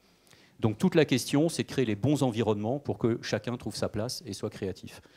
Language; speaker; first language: French; native; French